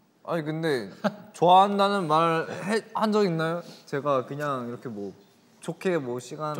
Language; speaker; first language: Korean; non-native, fluent; English